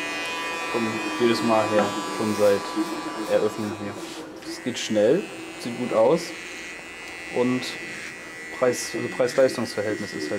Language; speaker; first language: German; native; German